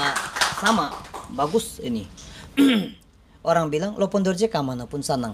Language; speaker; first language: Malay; non-native, learner; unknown